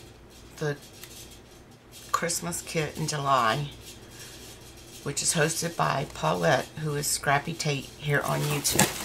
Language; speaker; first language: English; native; English